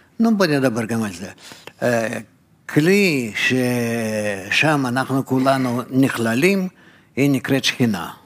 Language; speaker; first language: Hebrew; non-native, fluent; Russian